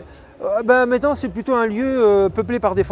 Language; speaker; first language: French; non-native, local second language; Arabic